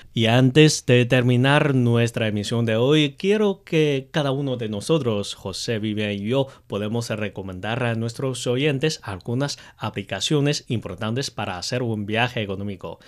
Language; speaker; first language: Spanish; non-native, fluent; Chinese